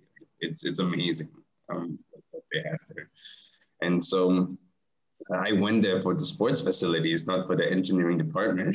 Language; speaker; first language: English; non-native, local second language; Chinese